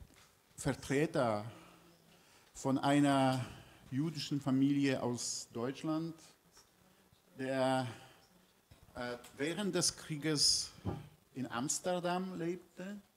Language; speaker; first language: German; non-native, fluent; Polish